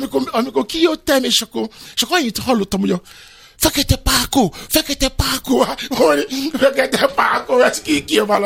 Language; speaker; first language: Hungarian; non-native, fluent; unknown